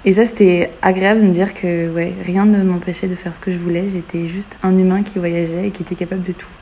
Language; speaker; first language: French; native; French